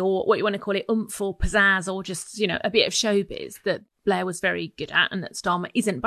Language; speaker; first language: English; native; English